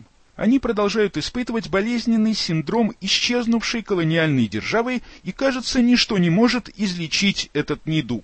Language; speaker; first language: Russian; native; Russian